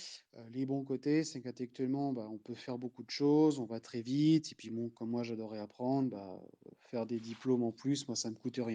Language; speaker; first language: French; native; French